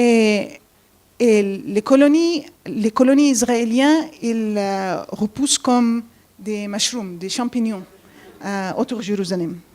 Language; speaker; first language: French; non-native, fluent; Arabic